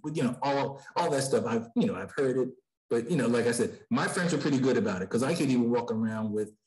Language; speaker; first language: English; native; English